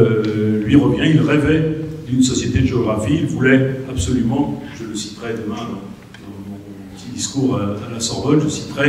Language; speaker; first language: French; native; French